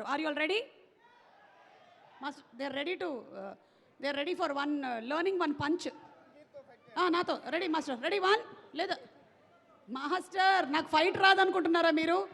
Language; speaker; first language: Telugu; native; Telugu